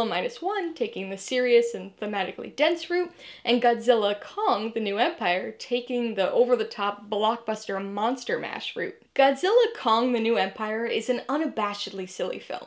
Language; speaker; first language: English; native; English